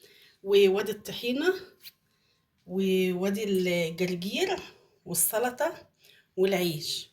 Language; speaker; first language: Arabic; native; Arabic